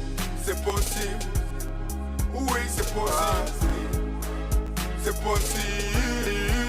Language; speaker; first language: French; non-native, local second language; Wolof